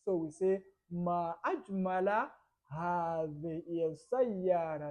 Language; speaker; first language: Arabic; non-native, fluent; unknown